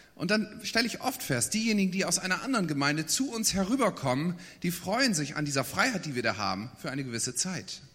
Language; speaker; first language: German; native; German